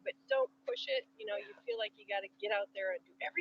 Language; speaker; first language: English; native; English